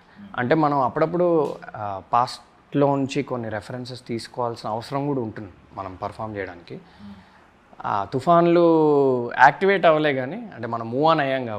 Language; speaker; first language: Telugu; native; Telugu